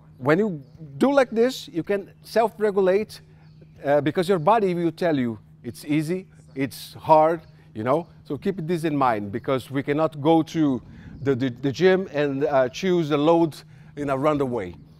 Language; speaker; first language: English; non-native, fluent; Portuguese